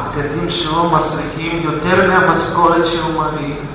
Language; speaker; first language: Hebrew; non-native, fluent; Russian